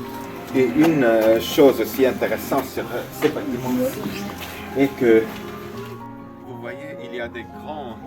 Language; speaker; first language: French; non-native, fluent; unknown